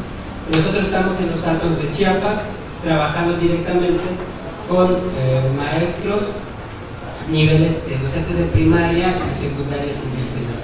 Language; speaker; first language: Spanish; non-native, local second language; Tzotzil